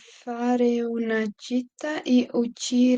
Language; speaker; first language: Italian; non-native, learner; Portuguese